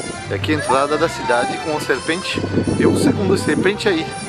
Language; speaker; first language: Portuguese; non-native, fluent; French